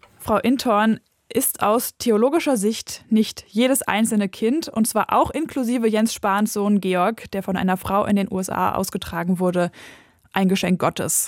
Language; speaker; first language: German; native; German